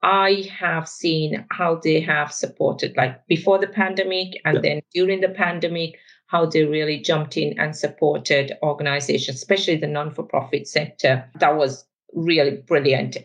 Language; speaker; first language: English; non-native, local second language; Sinhala